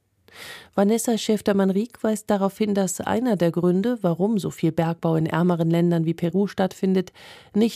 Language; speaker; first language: German; native; German